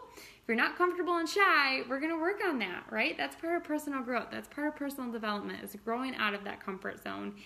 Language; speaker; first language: English; native; English